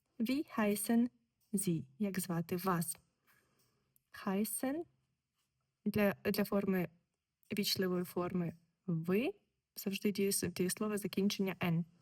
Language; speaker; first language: Ukrainian; native; Ukrainian